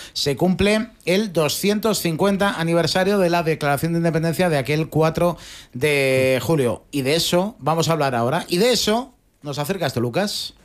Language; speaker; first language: Spanish; native; Spanish